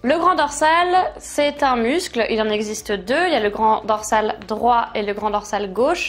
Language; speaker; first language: French; native; French